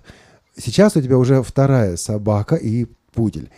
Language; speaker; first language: Russian; native; Russian